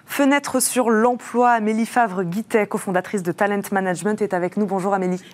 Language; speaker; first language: French; native; French